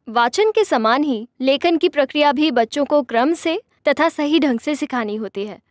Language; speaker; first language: Hindi; non-native, local second language; Marathi